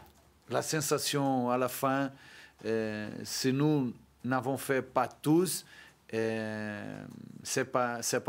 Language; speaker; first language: French; non-native, learner; Portuguese